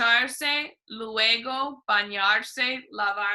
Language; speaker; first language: Spanish; non-native, fluent; English